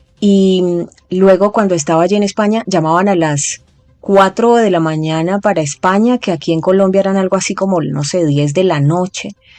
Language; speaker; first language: Spanish; native; Spanish